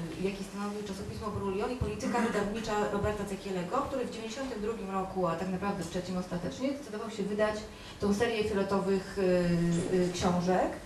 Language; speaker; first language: Polish; native; Polish